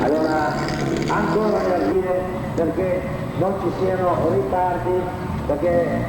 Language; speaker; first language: Italian; native; Italian